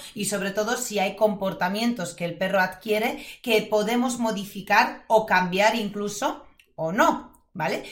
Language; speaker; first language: Spanish; non-native, fluent; Polish